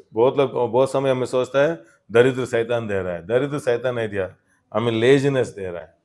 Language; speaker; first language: Hindi; non-native, local second language; Kannada